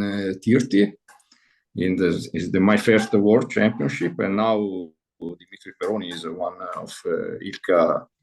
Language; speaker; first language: English; non-native, learner; Italian